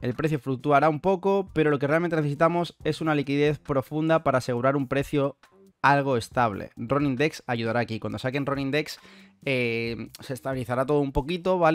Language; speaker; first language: Spanish; native; Spanish